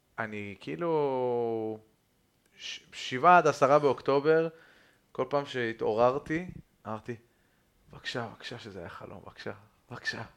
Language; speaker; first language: Hebrew; native; Hebrew